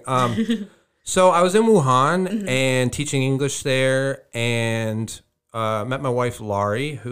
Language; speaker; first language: English; native; English